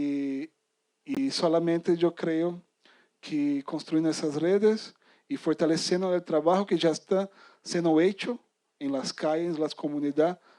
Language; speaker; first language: Spanish; non-native, fluent; Portuguese